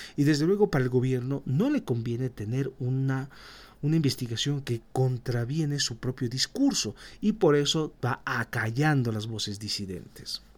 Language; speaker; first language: Spanish; native; Spanish